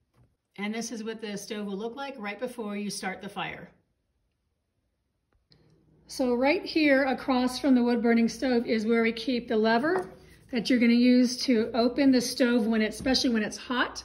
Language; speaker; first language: English; native; English